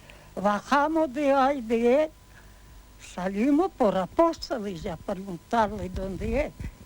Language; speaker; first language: Spanish; non-native, learner; Ukrainian